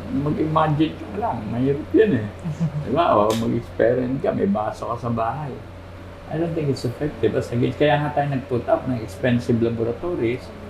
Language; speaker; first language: Filipino; non-native, local second language; Bikol